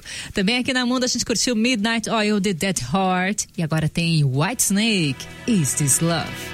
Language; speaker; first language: Portuguese; native; Portuguese